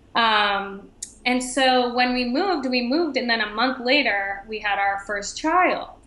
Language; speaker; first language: English; native; English